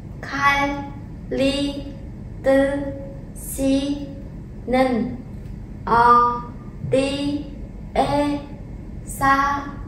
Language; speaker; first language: Korean; non-native, fluent; Vietnamese